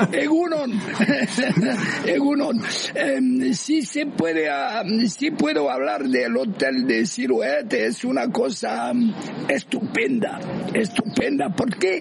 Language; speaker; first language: Spanish; non-native, fluent; French